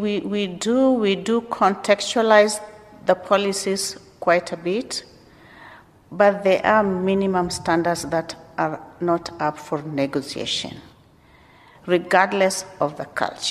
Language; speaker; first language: English; non-native, local second language; Luo (Kenya and Tanzania)